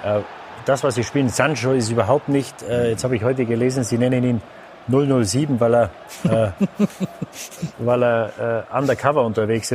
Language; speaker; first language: German; native; German